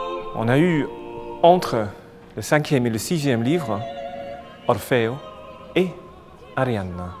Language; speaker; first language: French; non-native, fluent; English